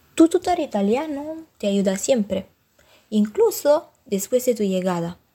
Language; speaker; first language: Spanish; non-native, fluent; Italian